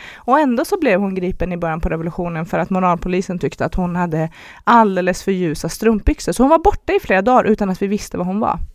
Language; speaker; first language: Swedish; early bilingual, other home language; Persian